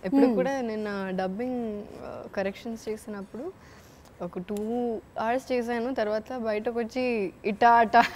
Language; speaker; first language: Telugu; non-native, fluent; Malayalam